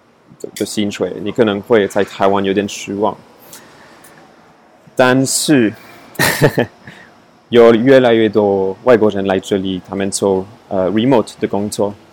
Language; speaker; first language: Chinese; non-native, fluent; French